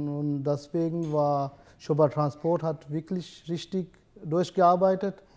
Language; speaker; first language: German; non-native, learner; Urdu